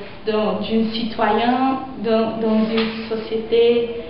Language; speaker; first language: French; non-native, fluent; Portuguese